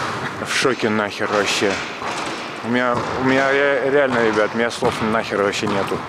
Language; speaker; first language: Russian; native; Russian